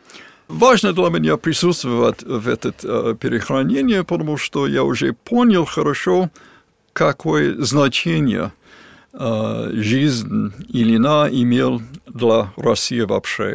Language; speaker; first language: Russian; non-native, fluent; English